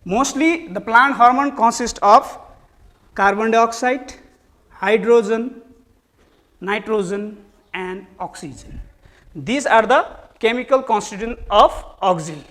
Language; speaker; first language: English; non-native, local second language; Nepali